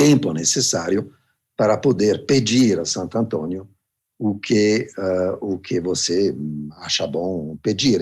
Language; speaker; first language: Portuguese; non-native, fluent; Italian